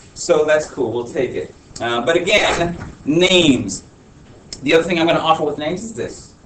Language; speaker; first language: English; early bilingual, other home language; Spanish